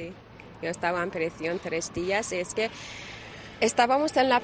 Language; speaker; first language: Spanish; non-native, learner; Persian